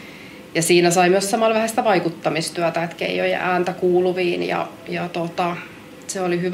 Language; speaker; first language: Finnish; native; Finnish